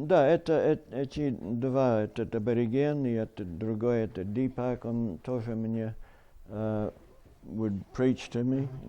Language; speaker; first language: Russian; early bilingual, heritage; Russian